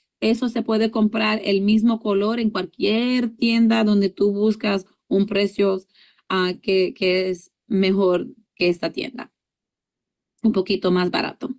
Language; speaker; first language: Spanish; early bilingual, heritage; English